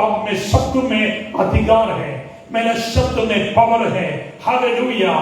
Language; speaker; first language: Hindi; non-native, local second language; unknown